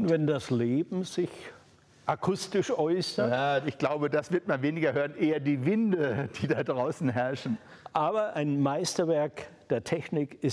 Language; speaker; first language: German; native; German